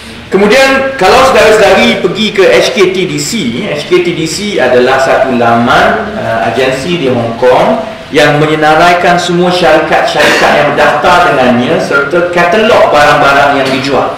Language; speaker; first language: Malay; native; Malay